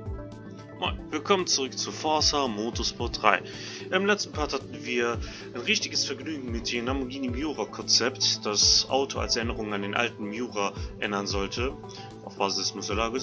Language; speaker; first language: German; native; German